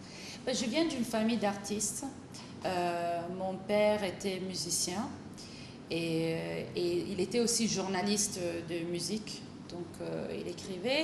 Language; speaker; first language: French; non-native, fluent; Italian